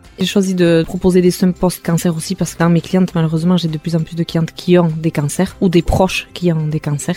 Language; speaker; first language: French; non-native, local second language; Basque